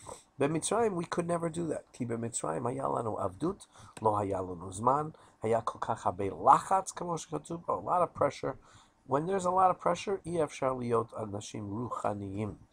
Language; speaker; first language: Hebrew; non-native, fluent; English